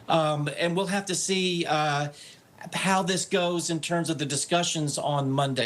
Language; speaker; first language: English; native; English